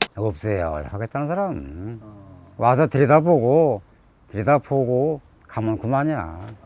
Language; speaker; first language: Korean; native; Korean